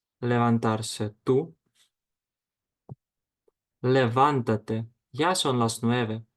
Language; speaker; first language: Spanish; non-native, fluent; Ukrainian